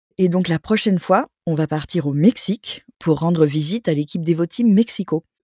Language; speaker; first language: French; native; French